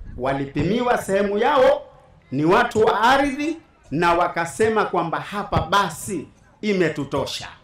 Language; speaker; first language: Swahili; native; Swahili